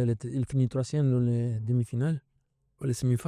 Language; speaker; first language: French; non-native, fluent; Spanish